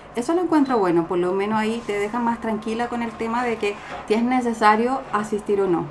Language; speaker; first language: Spanish; native; Spanish